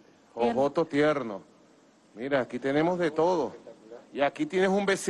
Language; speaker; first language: Spanish; native; Spanish